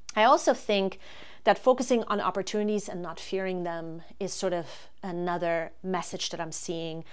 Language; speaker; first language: English; non-native, fluent; German